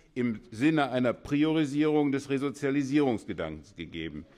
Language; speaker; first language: German; native; German